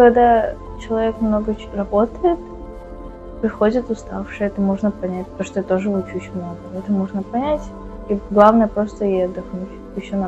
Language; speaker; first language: Russian; native; Russian